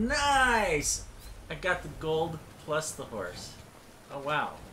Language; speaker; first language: English; native; English